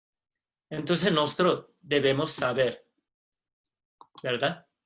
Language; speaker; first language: Spanish; non-native, fluent; Korean